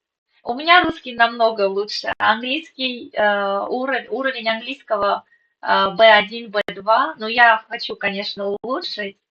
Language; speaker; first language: Russian; non-native, local second language; Armenian